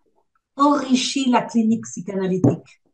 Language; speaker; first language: French; non-native, fluent; Spanish